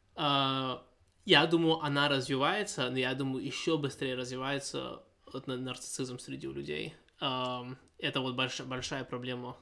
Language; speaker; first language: Russian; early bilingual, heritage; Russian